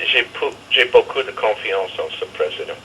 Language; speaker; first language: French; non-native, fluent; English